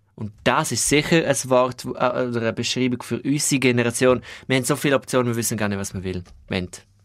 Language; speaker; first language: German; non-native, local second language; Romansh